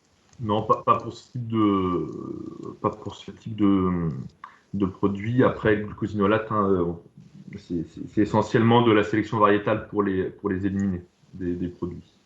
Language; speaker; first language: French; native; French